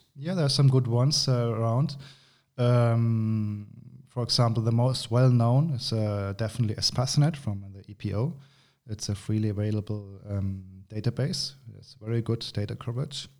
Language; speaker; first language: English; non-native, fluent; German